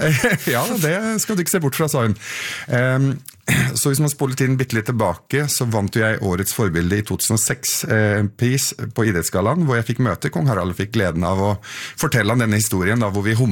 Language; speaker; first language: Norwegian; early bilingual, other home language; Arabic